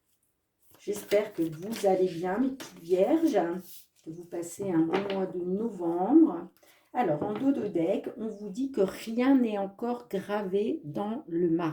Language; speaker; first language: French; native; French